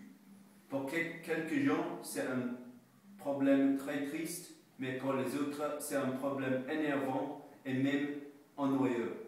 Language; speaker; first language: French; non-native, learner; English